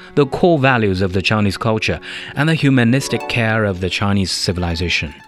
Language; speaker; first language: English; non-native, fluent; Chinese